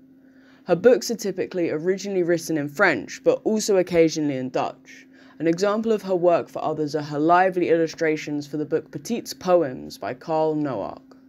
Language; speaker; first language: English; native; English